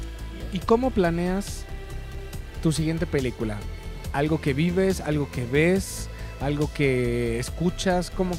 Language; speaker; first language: Spanish; native; Spanish